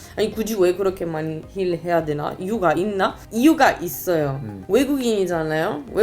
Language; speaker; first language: Korean; non-native, fluent; Italian